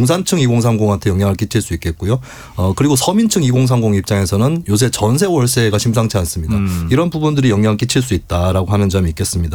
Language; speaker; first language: Korean; native; Korean